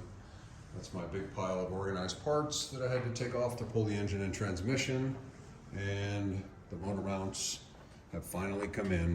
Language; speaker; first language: English; native; English